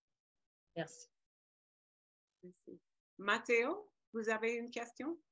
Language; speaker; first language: French; non-native, fluent; English